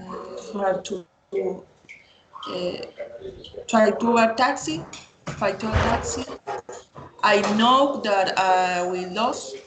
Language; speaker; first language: English; non-native, learner; Spanish